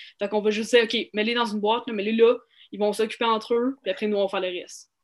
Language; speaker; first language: French; native; French